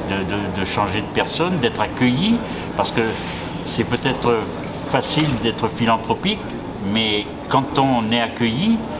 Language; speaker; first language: French; native; French